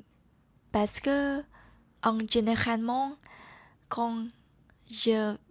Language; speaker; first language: French; non-native, learner; Vietnamese